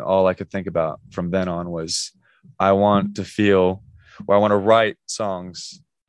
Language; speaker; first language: English; native; English